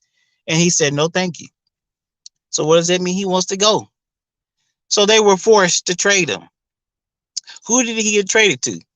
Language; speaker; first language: English; native; English